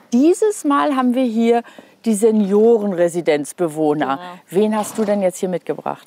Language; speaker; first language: German; native; German